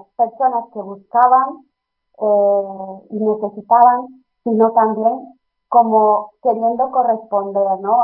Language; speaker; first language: Spanish; native; Spanish